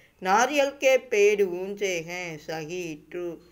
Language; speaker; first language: Hindi; non-native, local second language; Tamil